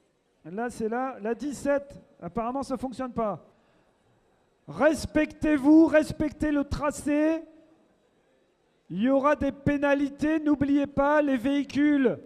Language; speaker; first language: French; native; French